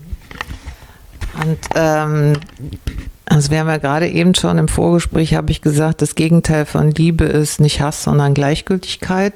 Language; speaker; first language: German; native; German